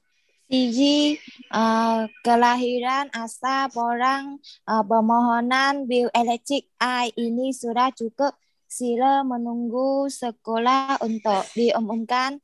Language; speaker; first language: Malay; non-native, learner; Vietnamese